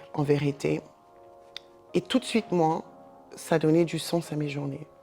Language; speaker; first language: French; native; French